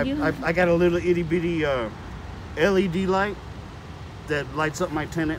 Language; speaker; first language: English; native; English